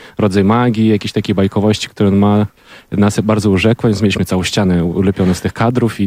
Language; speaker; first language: Polish; non-native, fluent; Ukrainian